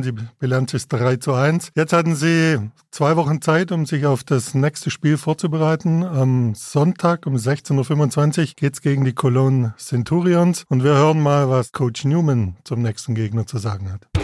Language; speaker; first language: German; native; German